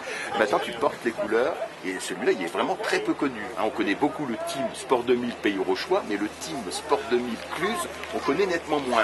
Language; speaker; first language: French; native; French